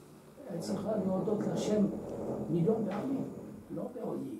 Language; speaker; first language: Hebrew; non-native, fluent; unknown